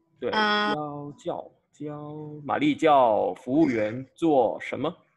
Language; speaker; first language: Chinese; non-native, fluent; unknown